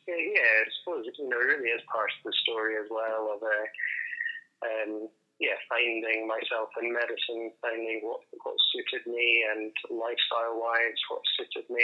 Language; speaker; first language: English; native; English